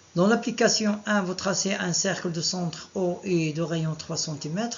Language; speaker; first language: French; non-native, local second language; Arabic